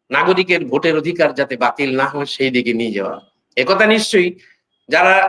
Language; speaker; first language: Bangla; native; Bangla